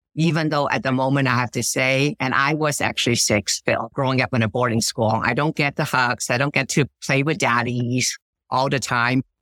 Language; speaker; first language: English; early bilingual, other home language; Cantonese